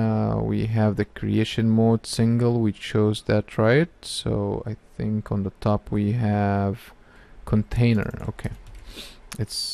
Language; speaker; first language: English; non-native, fluent; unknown